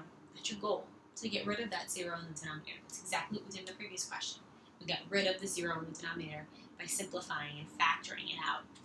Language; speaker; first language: English; native; English